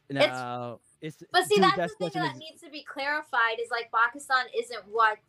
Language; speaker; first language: English; early bilingual, other home language; Hindi